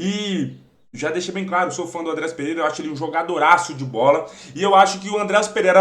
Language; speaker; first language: Portuguese; native; Portuguese